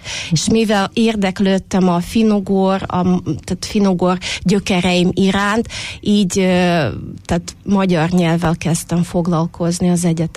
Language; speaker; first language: Hungarian; non-native, fluent; Russian